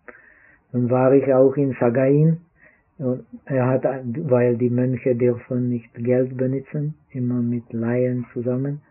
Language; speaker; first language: German; non-native, fluent; Czech